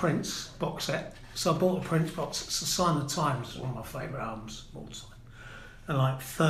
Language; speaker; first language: English; native; English